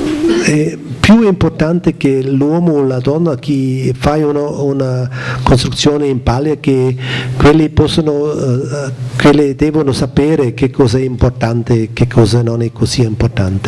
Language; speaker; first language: Italian; non-native, learner; German